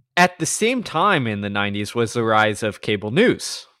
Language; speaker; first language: English; native; English